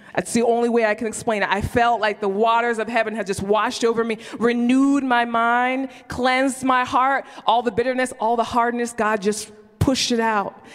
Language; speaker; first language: English; early bilingual, other home language; Yoruba